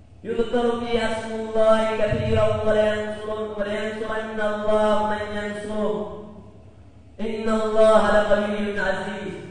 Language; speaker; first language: Arabic; non-native, fluent; Urdu